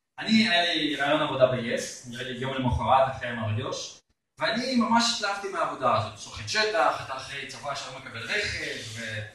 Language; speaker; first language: Hebrew; native; Hebrew